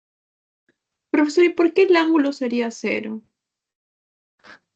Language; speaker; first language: Spanish; native; Spanish